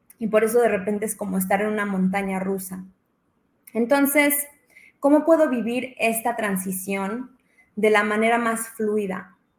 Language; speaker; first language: Spanish; early bilingual, heritage; Spanish